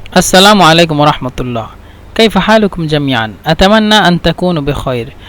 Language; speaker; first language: Egyptian Arabic; non-native, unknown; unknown